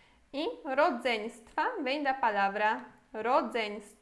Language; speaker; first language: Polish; non-native, fluent; Portuguese